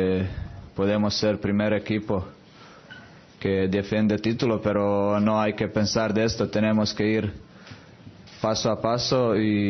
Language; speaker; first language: Spanish; non-native, fluent; Croatian